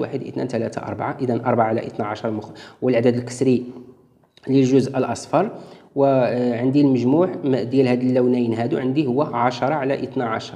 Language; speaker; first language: Arabic; native; Arabic